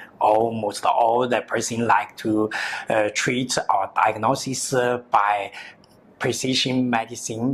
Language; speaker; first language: English; non-native, learner; Chinese